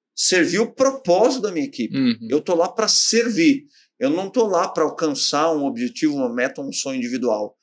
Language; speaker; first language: Portuguese; native; Portuguese